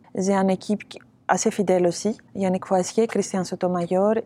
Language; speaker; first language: French; non-native, fluent; Greek